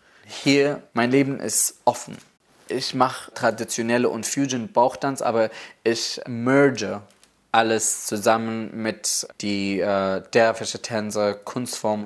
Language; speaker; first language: German; non-native, fluent; Arabic